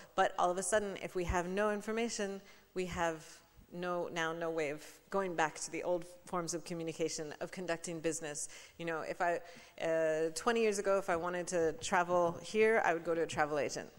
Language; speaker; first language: English; native; English